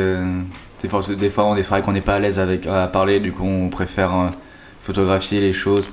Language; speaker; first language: French; native; French